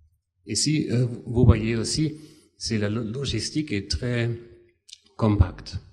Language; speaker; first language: French; non-native, fluent; German